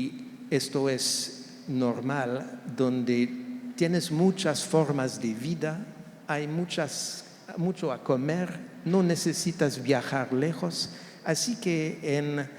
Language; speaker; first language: Spanish; non-native, fluent; French